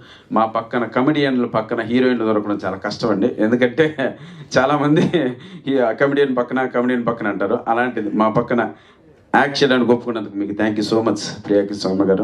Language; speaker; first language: Telugu; native; Telugu